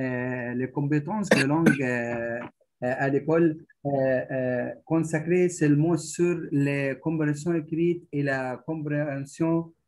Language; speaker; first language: French; non-native, fluent; Arabic